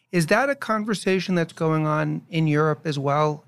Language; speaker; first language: English; native; English